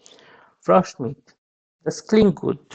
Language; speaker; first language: German; non-native, fluent; Bangla